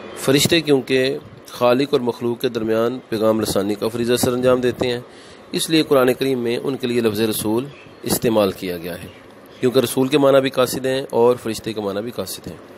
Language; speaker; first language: Urdu; non-native, local second language; Punjabi